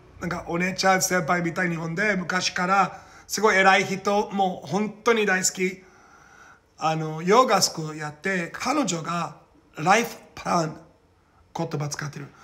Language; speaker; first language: Japanese; non-native, learner; Portuguese